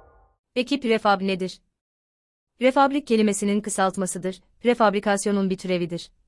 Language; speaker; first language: Turkish; native; Turkish